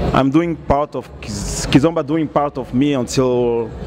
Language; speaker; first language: English; non-native, learner; Portuguese